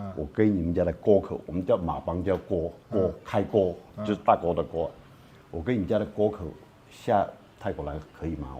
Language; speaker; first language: Chinese; early bilingual, heritage; Chinese